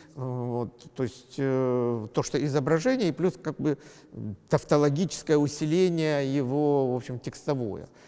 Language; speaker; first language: Russian; native; Russian